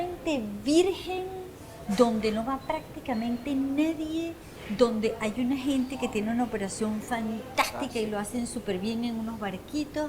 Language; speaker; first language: Spanish; native; Spanish